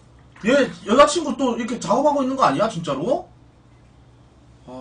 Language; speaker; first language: Korean; native; Korean